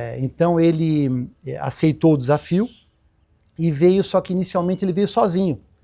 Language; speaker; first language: Portuguese; native; Portuguese